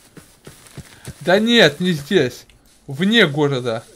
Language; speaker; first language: Russian; native; Russian